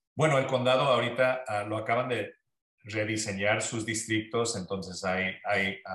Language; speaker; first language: Spanish; early bilingual, heritage; Spanish